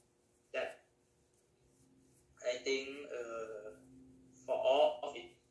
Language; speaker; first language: English; non-native, learner; Thai